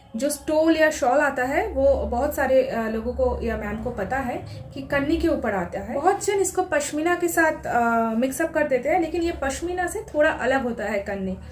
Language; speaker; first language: Hindi; non-native, local second language; Bangla